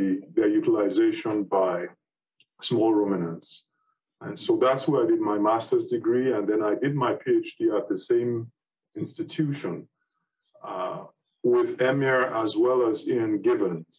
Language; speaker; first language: English; non-native, local second language; Yoruba